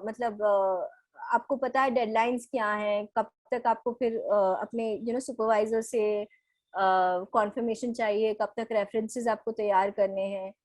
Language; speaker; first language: Hindi; native; Hindi